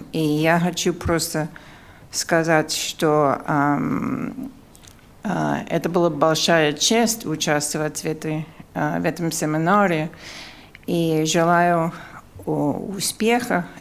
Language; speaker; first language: Russian; non-native, fluent; English